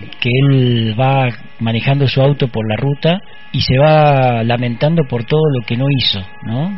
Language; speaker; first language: Spanish; native; Spanish